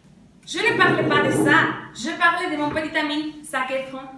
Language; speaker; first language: French; non-native, learner; Spanish